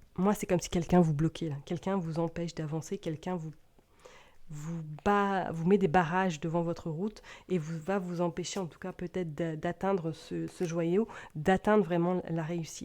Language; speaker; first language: French; native; French